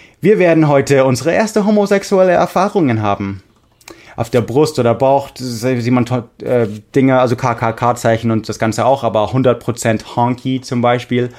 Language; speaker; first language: German; non-native, fluent; English